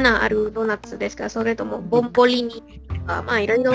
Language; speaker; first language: Japanese; non-native, learner; Malay